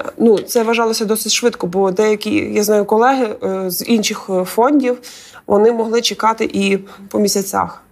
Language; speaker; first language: Ukrainian; native; Ukrainian